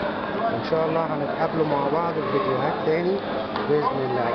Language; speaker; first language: Arabic; native; Arabic